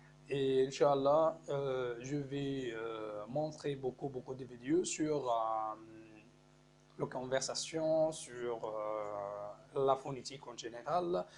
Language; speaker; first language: French; non-native, fluent; Arabic